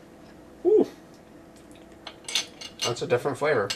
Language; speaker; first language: English; native; English